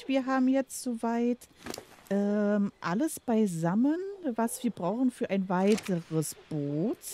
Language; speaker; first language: German; native; German